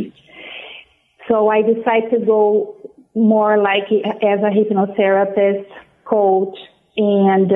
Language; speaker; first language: English; non-native, fluent; Portuguese